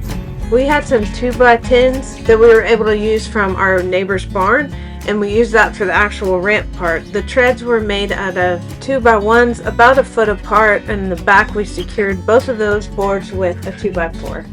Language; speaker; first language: English; native; English